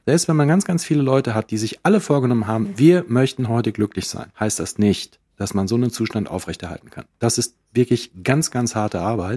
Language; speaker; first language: German; native; German